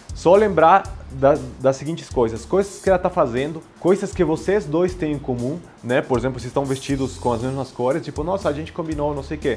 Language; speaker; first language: Portuguese; non-native, fluent; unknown